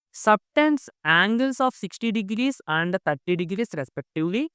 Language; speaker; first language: English; non-native, local second language; Telugu